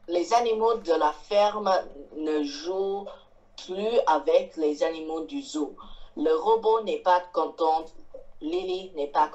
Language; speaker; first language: French; non-native, learner; Chinese